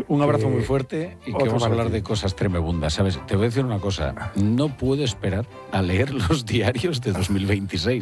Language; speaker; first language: Spanish; native; Spanish